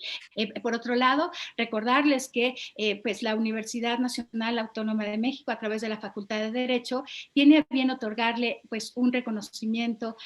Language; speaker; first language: Spanish; native; Spanish